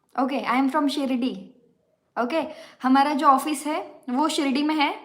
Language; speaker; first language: Hindi; non-native, local second language; Marathi